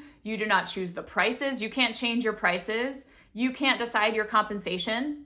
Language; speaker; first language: English; native; English